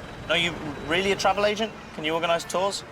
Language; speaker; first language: English; native; English